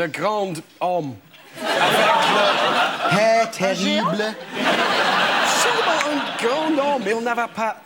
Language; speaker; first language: French; non-native, learner; English